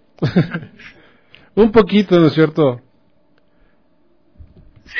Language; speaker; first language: Spanish; non-native, fluent; Korean